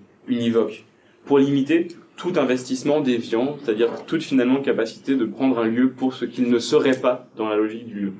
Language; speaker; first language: French; native; French